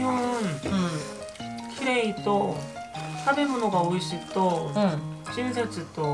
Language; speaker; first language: Korean; non-native, learner; Japanese